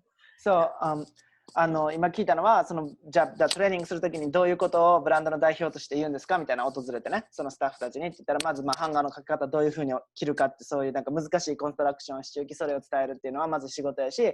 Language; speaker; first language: Japanese; native; Japanese